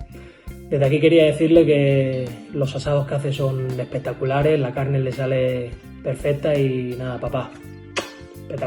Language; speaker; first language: Spanish; native; Spanish